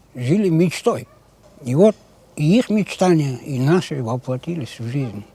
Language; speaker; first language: Russian; non-native, local second language; Crimean Tatar